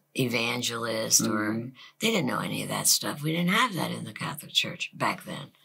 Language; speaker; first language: English; native; English